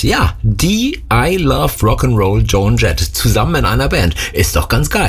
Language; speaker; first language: German; native; German